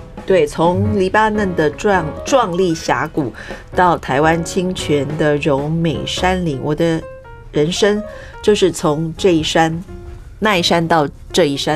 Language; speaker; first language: Chinese; native; Chinese